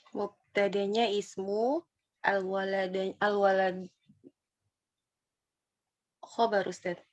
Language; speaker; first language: Arabic; non-native, learner; Indonesian